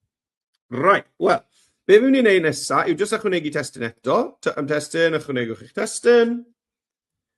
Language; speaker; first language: Welsh; native; Welsh